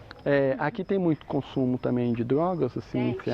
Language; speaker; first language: Portuguese; native; Portuguese